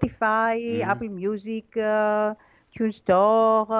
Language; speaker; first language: French; non-native, learner; Greek